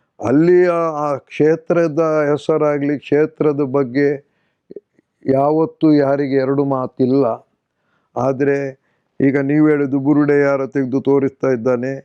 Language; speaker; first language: Kannada; non-native, local second language; Konkani